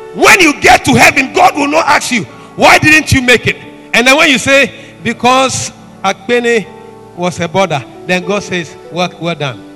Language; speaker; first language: English; non-native, local second language; Ewe